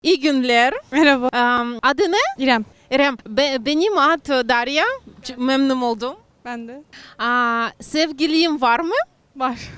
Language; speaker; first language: Turkish; non-native, learner; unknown